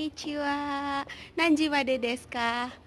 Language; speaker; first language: Japanese; non-native, learner; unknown